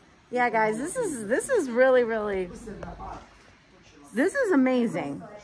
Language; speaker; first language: English; native; English